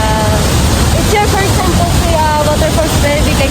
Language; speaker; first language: English; non-native, local second language; Filipino